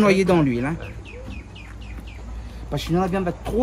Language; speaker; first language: French; non-native, local second language; Réunion Creole French